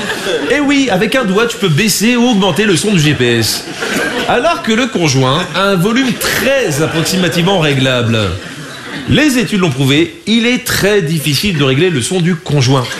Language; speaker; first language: French; native; French